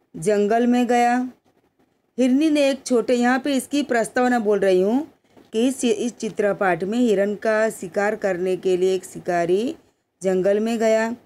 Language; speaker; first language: Hindi; non-native, local second language; Gujarati